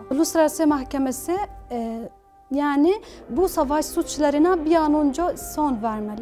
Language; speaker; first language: Turkish; non-native, learner; Arabic